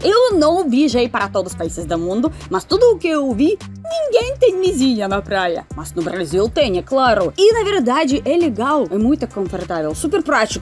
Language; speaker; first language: Portuguese; non-native, fluent; Russian